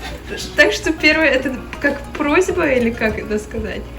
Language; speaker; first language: Russian; early bilingual, heritage; Russian